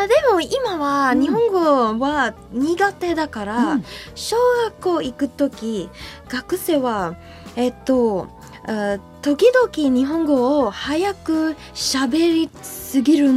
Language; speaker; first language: Japanese; non-native, learner; English